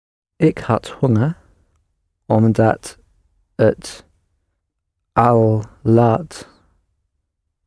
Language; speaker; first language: Dutch; non-native, learner; English